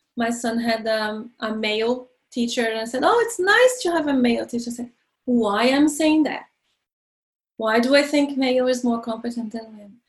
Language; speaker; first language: English; non-native, learner; Portuguese